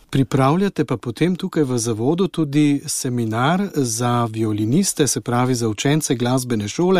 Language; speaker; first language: Slovenian; native; Slovenian